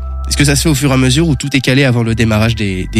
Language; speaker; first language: French; native; French